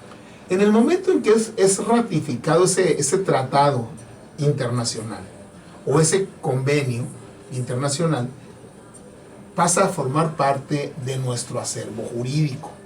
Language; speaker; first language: Spanish; native; Spanish